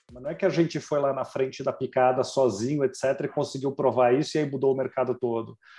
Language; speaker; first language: Portuguese; native; Portuguese